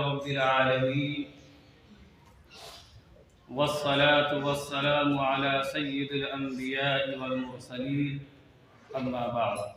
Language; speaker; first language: Arabic; non-native, fluent; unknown